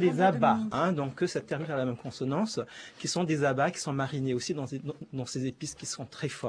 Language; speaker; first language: French; native; French